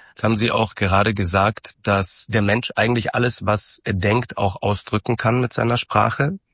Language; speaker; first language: German; native; German